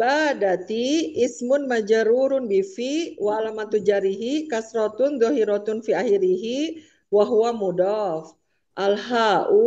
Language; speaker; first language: Arabic; non-native, learner; Indonesian